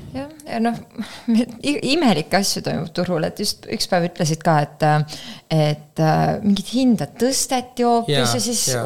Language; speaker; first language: Estonian; native; Estonian